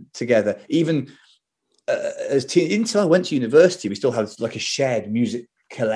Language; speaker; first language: English; native; English